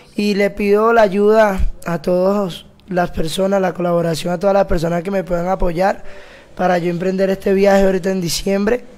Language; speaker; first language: Spanish; native; Spanish